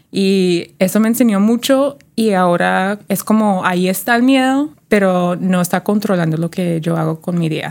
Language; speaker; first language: Spanish; early bilingual, heritage; Spanish